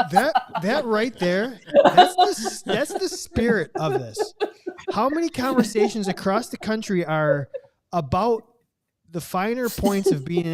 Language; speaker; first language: English; native; English